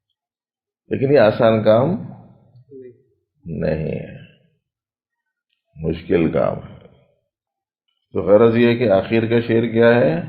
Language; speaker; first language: Urdu; native; Urdu